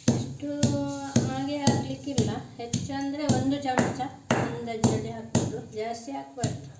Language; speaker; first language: Kannada; non-native, local second language; Tulu